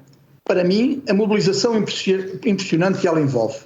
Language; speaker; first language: Portuguese; native; Portuguese